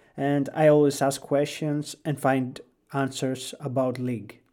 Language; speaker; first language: English; non-native, fluent; Greek